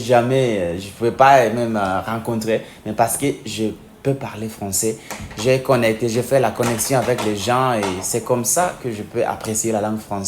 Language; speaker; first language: French; non-native, fluent; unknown